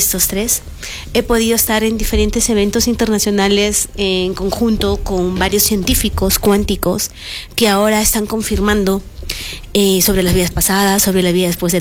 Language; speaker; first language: Spanish; native; Spanish